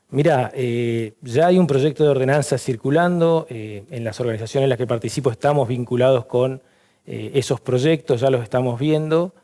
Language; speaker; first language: Spanish; native; Spanish